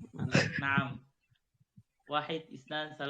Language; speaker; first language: Arabic; non-native, fluent; Indonesian